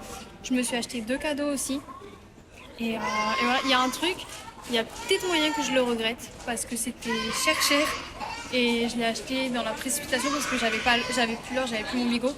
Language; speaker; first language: French; native; French